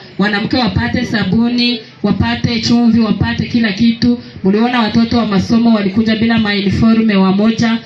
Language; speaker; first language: Swahili; non-native, local second language; Kinyarwanda